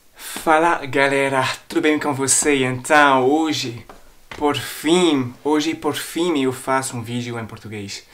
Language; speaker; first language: Portuguese; non-native, fluent; French